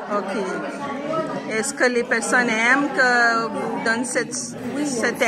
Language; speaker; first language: French; non-native, learner; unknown